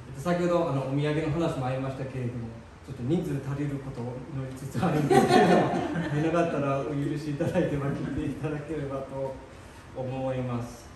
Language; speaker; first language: Japanese; early bilingual, heritage; Japanese